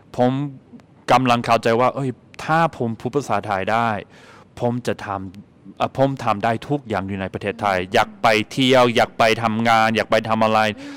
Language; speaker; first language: Thai; non-native, fluent; English